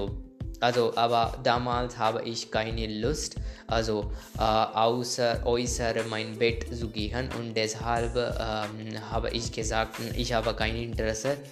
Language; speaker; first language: German; non-native, learner; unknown